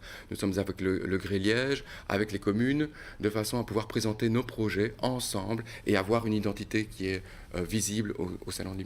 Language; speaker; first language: French; native; French